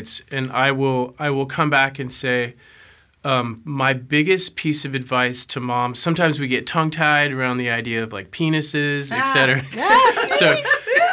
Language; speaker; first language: English; native; English